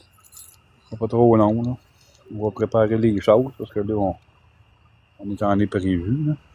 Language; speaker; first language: French; native; French